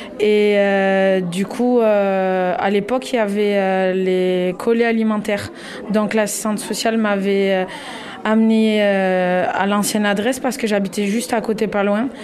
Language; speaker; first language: French; native; French